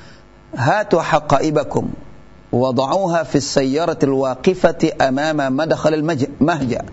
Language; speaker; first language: Arabic; non-native, fluent; Indonesian